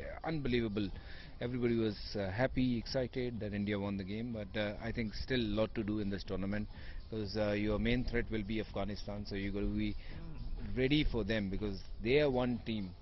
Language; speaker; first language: English; non-native, local second language; Punjabi